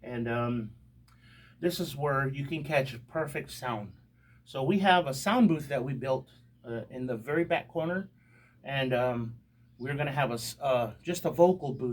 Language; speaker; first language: English; native; English